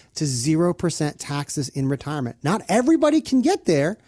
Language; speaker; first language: English; native; English